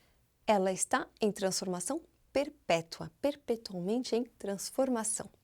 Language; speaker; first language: Portuguese; non-native, fluent; French